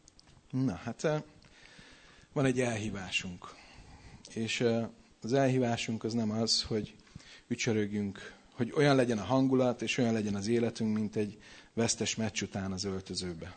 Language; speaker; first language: Hungarian; native; Hungarian